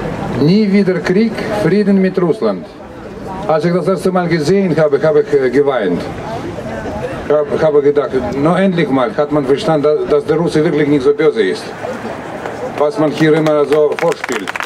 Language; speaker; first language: German; non-native, fluent; Russian